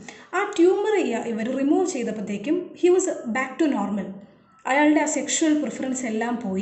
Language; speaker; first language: Malayalam; native; Malayalam